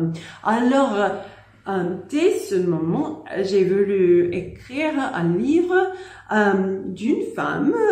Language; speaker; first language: French; non-native, learner; English